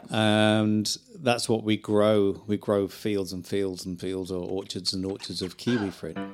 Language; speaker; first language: English; native; English